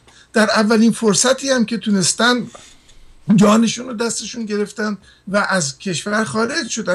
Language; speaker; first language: Persian; native; Persian